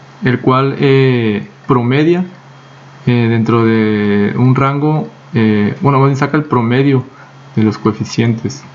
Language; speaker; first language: Spanish; native; Spanish